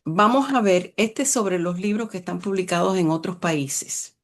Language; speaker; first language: Spanish; early bilingual, other home language; English